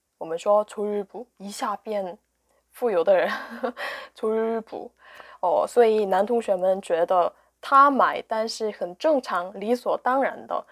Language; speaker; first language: Chinese; non-native, fluent; Korean